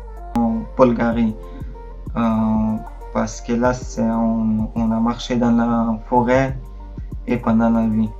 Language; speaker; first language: French; non-native, learner; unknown